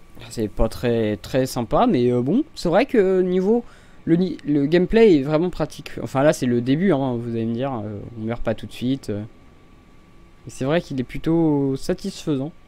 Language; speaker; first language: French; native; French